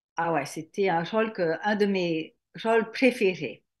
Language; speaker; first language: French; native; French